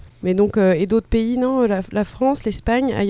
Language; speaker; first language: French; native; French